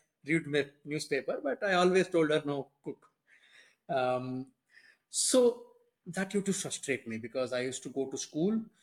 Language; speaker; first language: English; non-native, local second language; Telugu